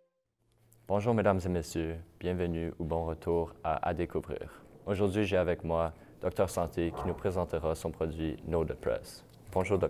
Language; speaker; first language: French; native; French